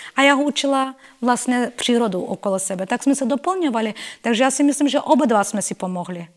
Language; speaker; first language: Czech; non-native, fluent; Bulgarian